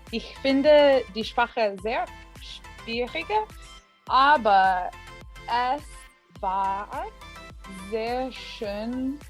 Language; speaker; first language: German; non-native, learner; English